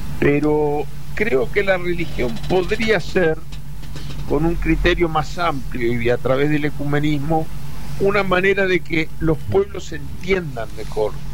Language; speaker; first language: Spanish; early bilingual, heritage; Spanish